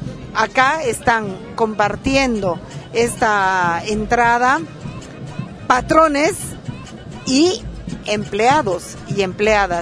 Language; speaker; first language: Spanish; native; Spanish